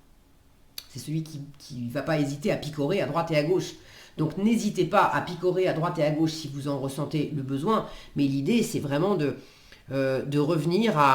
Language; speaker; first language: French; native; French